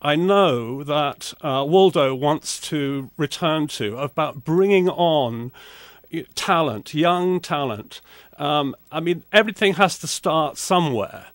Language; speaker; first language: English; native; English